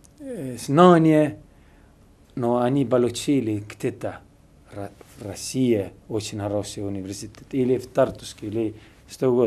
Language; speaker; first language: Russian; non-native, learner; Estonian